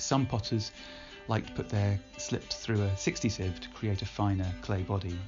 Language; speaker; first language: English; native; English